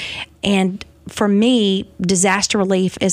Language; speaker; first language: English; native; English